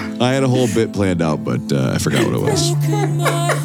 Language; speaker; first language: English; native; English